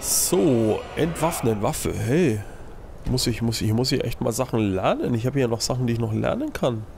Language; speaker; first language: German; native; German